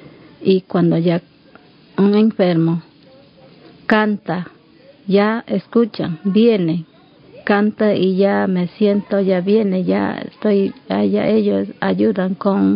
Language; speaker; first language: Spanish; non-native, local second language; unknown